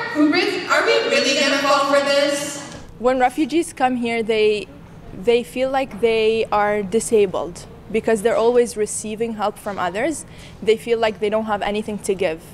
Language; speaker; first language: English; non-native, fluent; Kurdish